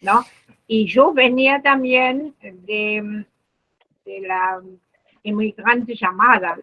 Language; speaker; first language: Spanish; non-native, fluent; German